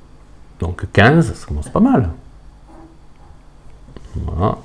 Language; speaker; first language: French; native; French